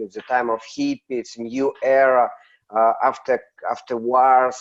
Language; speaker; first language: English; non-native, learner; Russian